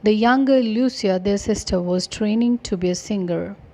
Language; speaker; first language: English; non-native, local second language; Punjabi